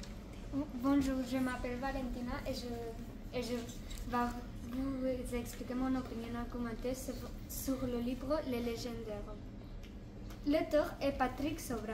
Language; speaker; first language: French; non-native, learner; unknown